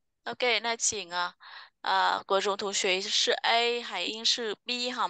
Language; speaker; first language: Chinese; non-native, fluent; Vietnamese